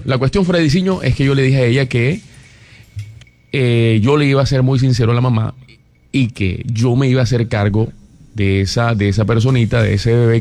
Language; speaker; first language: Spanish; native; Spanish